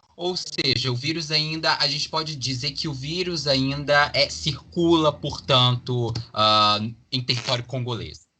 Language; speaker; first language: Portuguese; native; Portuguese